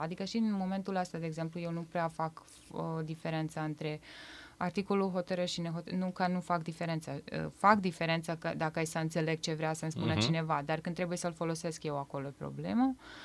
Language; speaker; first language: Romanian; non-native, fluent; Bosnian